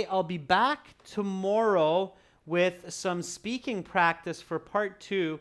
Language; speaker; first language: English; native; English